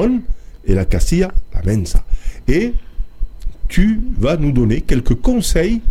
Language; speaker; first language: French; native; French